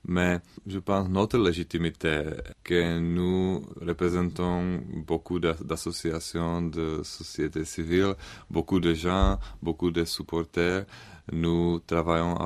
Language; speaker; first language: French; non-native, learner; Czech